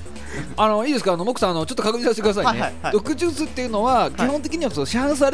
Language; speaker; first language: Japanese; native; Japanese